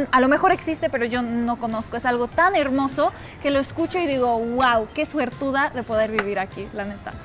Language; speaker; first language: Spanish; non-native, fluent; Polish